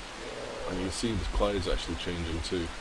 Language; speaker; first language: English; native; English